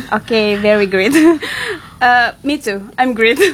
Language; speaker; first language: English; non-native, fluent; Indonesian